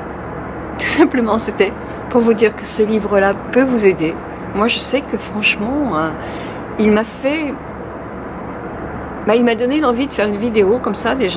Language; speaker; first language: French; native; French